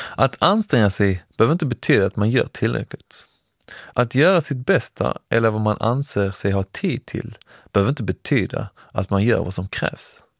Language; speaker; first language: Swedish; early bilingual, other home language; Persian